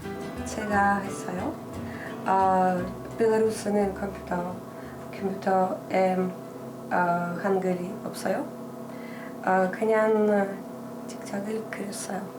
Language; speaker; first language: Korean; non-native, learner; Russian